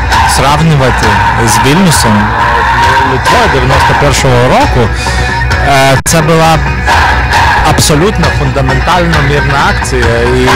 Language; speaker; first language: Ukrainian; non-native, fluent; Lithuanian